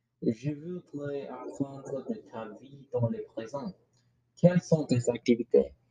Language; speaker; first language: French; non-native, learner; English